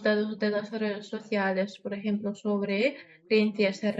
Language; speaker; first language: Spanish; non-native, fluent; Russian